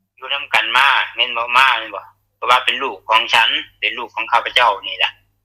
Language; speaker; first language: Thai; native; Thai